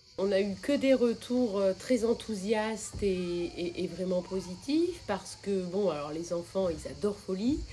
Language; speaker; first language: French; native; French